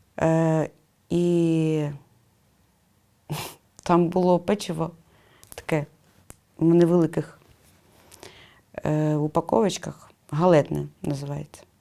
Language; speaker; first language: Ukrainian; native; Ukrainian